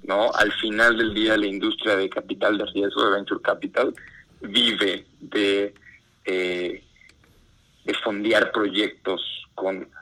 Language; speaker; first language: Spanish; native; Spanish